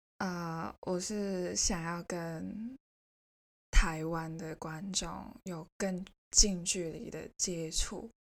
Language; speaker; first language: Chinese; non-native, local second language; Cantonese